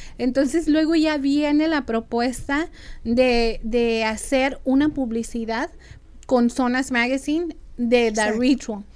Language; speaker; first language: Spanish; native; Spanish